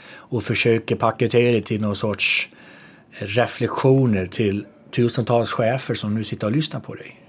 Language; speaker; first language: Swedish; native; Swedish